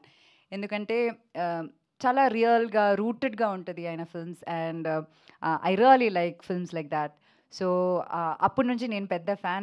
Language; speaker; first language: Telugu; non-native, local second language; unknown